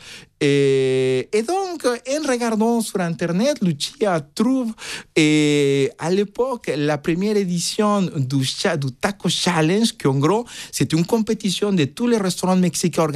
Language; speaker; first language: French; non-native, fluent; Spanish